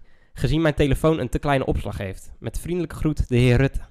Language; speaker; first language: Dutch; native; Dutch